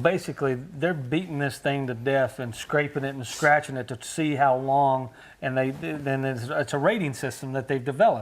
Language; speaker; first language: English; native; English